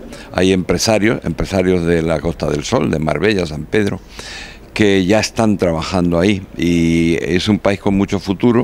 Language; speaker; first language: Spanish; native; Spanish